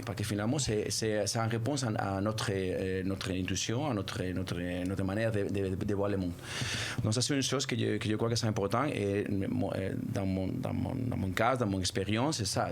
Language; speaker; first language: French; non-native, fluent; Spanish